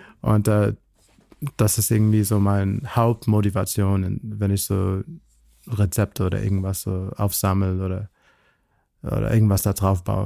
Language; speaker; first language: German; non-native, fluent; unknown